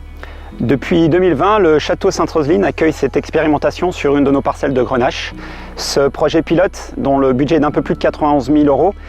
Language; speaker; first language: French; native; French